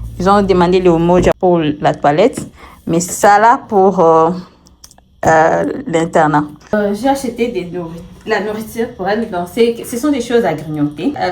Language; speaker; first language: French; non-native, local second language; Swahili